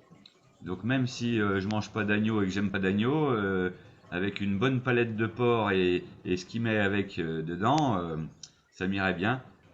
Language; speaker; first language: French; native; French